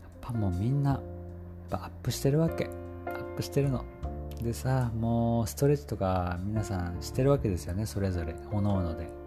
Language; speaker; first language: Japanese; native; Japanese